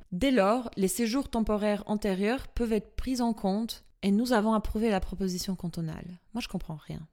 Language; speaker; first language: French; non-native, fluent; Albanian